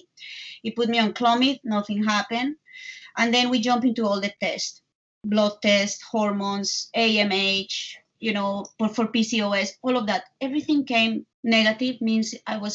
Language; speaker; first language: English; non-native, fluent; Spanish